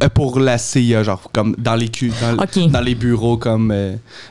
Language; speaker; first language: French; native; French